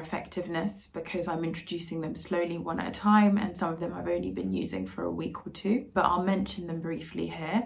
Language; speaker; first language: English; native; English